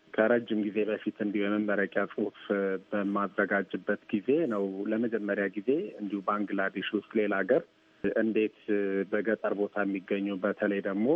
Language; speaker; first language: Amharic; native; Amharic